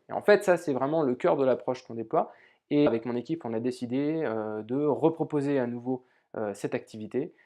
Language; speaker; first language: French; native; French